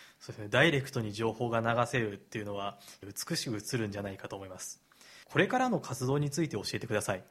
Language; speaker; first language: Japanese; native; Japanese